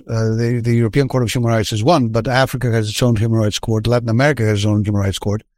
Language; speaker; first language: English; non-native, fluent; Greek